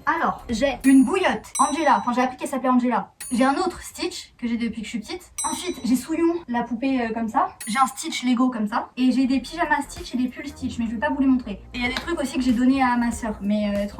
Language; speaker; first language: French; native; French